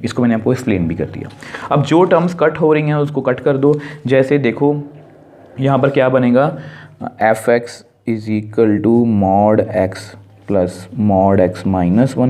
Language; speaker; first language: Hindi; native; Hindi